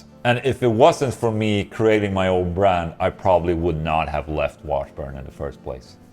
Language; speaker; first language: English; non-native, fluent; Swedish